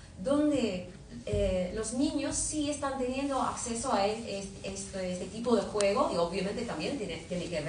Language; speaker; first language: Spanish; non-native, fluent; English